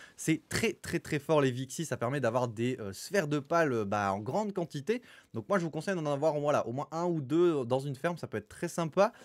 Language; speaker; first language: French; native; French